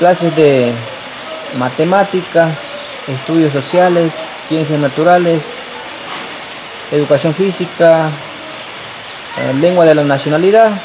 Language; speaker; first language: Spanish; non-native, local second language; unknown